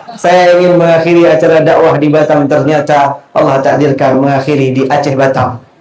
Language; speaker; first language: Malay; non-native, local second language; Achinese